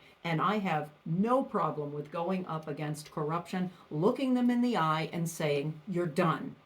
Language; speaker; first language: English; native; English